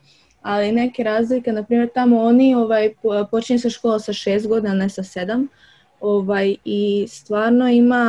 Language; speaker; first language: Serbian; early bilingual, other home language; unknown